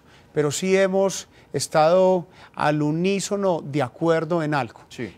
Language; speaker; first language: Spanish; native; Spanish